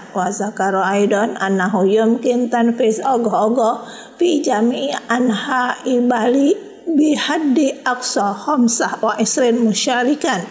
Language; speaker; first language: Arabic; non-native, fluent; Indonesian